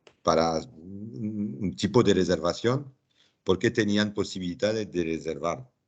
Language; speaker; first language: Spanish; non-native, fluent; French